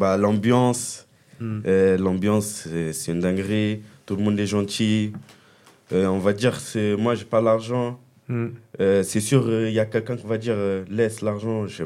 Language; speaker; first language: French; early bilingual, other home language; Kabuverdianu